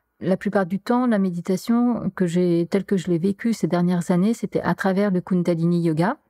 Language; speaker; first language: French; native; French